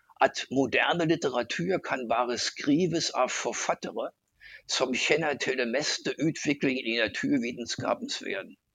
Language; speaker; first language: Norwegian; non-native, fluent; German